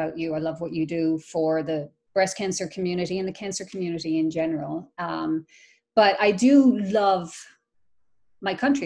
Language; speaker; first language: English; native; English